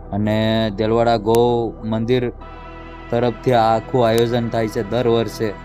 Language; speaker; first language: Gujarati; native; Gujarati